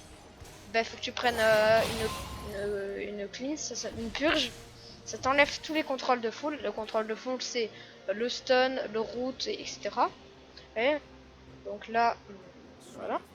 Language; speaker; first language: French; native; French